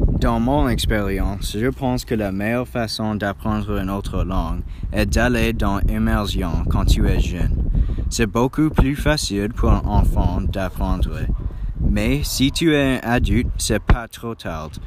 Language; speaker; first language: French; non-native, learner; English